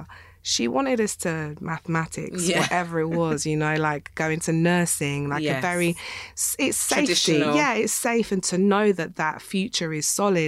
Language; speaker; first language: English; native; English